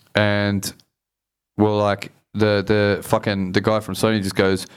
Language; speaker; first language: English; native; English